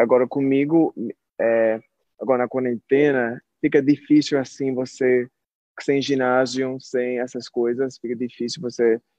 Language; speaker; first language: Portuguese; early bilingual, heritage; Portuguese